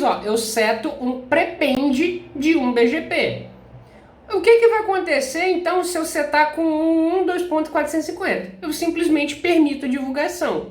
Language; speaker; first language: Portuguese; native; Portuguese